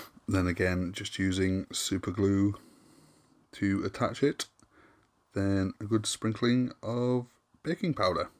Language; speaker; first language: English; native; English